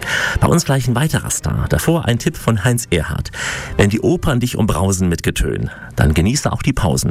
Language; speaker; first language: German; native; German